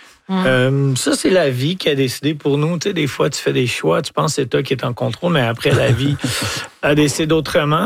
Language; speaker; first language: French; native; French